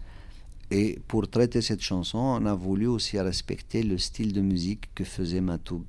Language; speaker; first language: French; non-native, local second language; Kabyle